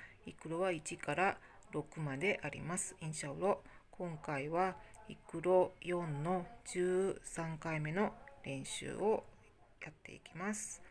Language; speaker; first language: Japanese; non-native, fluent; Indonesian